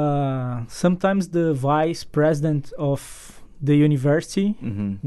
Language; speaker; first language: English; non-native, fluent; Portuguese